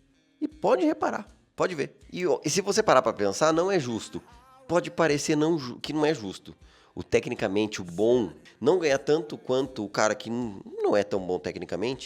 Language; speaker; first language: Portuguese; native; Portuguese